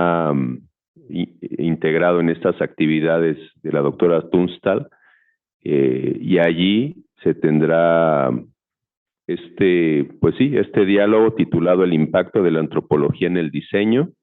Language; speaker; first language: Spanish; native; Spanish